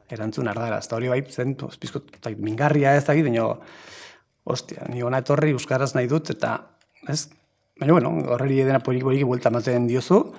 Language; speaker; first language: Basque; non-native, local second language; Spanish